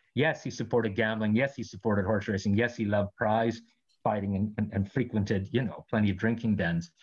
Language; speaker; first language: English; native; English